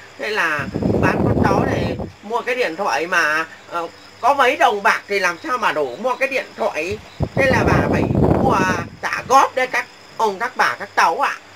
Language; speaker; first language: Vietnamese; non-native, local second language; Muong